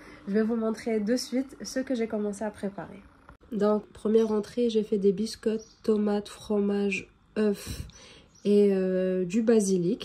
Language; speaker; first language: French; native; French